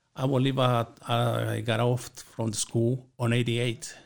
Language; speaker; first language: English; non-native, learner; Spanish